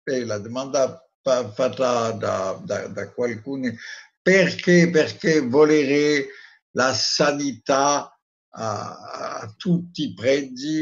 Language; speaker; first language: Italian; non-native, fluent; French